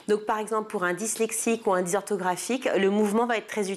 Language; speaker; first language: French; native; French